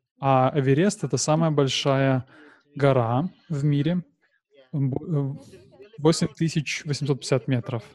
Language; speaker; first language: Russian; non-native, learner; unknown